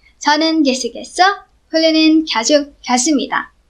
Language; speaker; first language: Korean; non-native, learner; Filipino